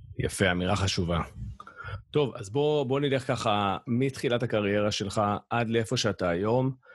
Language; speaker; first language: Hebrew; native; Hebrew